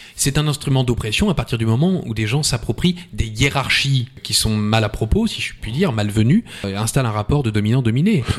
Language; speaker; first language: French; native; French